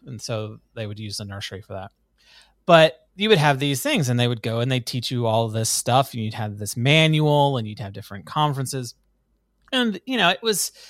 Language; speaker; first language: English; native; English